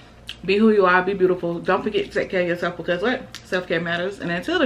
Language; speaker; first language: English; native; English